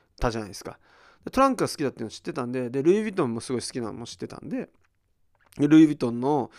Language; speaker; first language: Japanese; early bilingual, heritage; Japanese